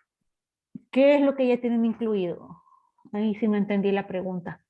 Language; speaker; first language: Spanish; native; Spanish